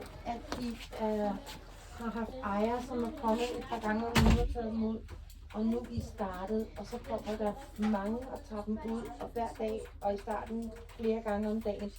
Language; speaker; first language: Danish; native; Danish